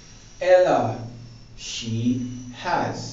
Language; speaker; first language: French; non-native, fluent; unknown